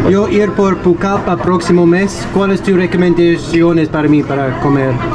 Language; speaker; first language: Spanish; non-native, learner; English